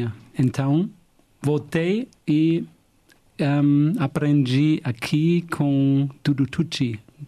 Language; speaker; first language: Portuguese; non-native, fluent; German